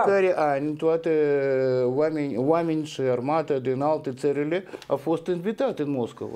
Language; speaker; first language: Romanian; non-native, local second language; Russian